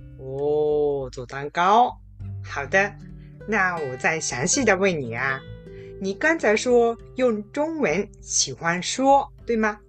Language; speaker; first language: Chinese; non-native, fluent; Japanese